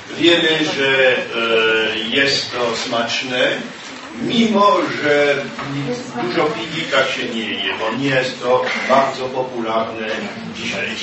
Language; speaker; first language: Polish; non-native, learner; French